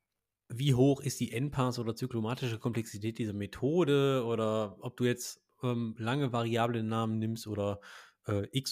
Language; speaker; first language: German; native; German